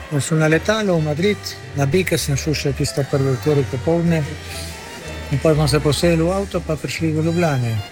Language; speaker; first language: Slovenian; early bilingual, heritage; Slovenian